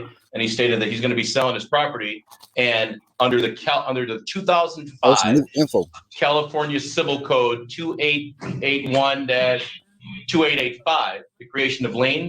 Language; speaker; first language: English; native; English